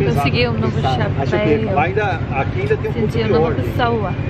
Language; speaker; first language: Portuguese; non-native, learner; English